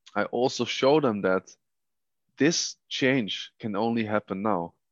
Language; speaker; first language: English; non-native, fluent; Dutch